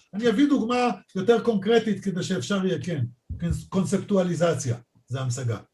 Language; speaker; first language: Hebrew; native; Hebrew